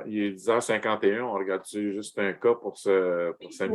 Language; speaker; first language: French; native; French